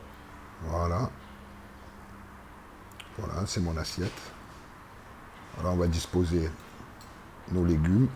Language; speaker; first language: French; native; French